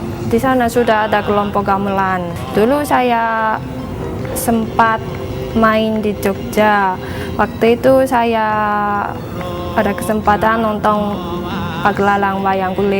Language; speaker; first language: Indonesian; non-native, fluent; Japanese